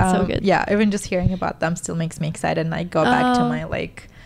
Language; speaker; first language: English; non-native, fluent; Turkish